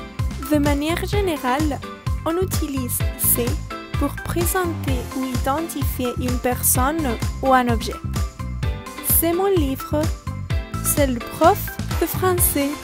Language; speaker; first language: French; non-native, learner; Spanish